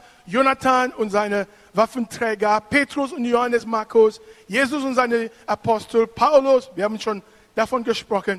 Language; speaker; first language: German; non-native, fluent; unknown